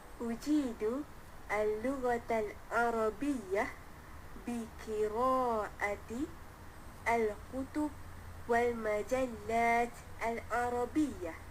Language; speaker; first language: Arabic; non-native, learner; Malay